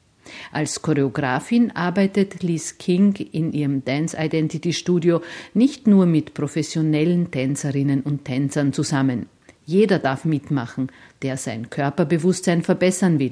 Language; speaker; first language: German; native; German